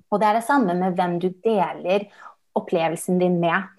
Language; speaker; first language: Norwegian; early bilingual, heritage; Norwegian